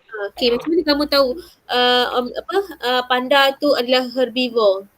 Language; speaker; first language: Malay; native; Malay